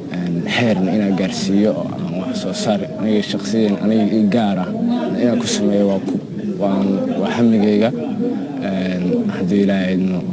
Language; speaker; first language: Somali; early bilingual, heritage; Somali